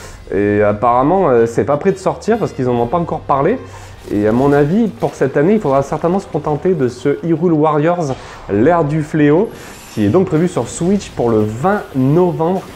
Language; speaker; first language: French; native; French